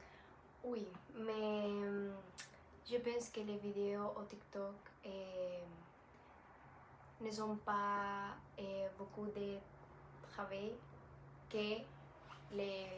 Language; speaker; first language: French; non-native, learner; Spanish